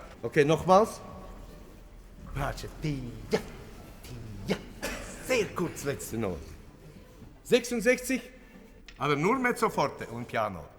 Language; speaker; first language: German; non-native, fluent; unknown